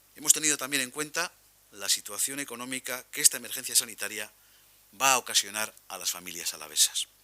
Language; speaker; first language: Spanish; native; Spanish